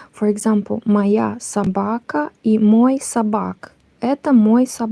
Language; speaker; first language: Russian; non-native, learner; Romanian